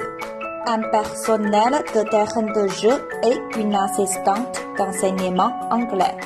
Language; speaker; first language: French; non-native, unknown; Chinese